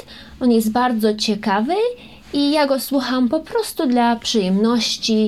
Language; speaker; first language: Polish; early bilingual, heritage; Ukrainian